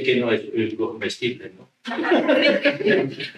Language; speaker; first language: Spanish; non-native, learner; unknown